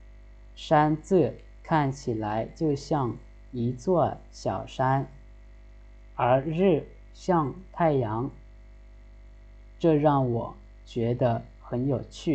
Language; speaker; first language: Chinese; non-native, fluent; Lao